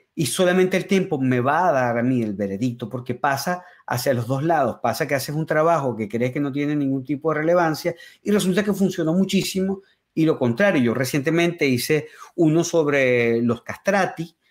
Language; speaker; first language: Spanish; native; Spanish